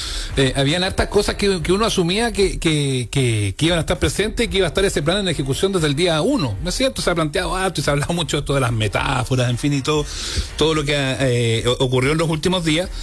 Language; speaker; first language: Spanish; native; Spanish